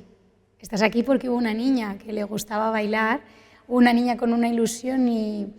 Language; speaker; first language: Spanish; native; Spanish